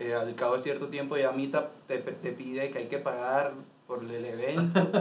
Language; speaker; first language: Spanish; native; Spanish